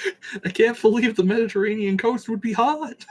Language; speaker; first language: English; native; English